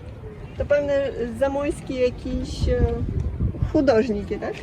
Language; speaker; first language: Polish; non-native, learner; Ukrainian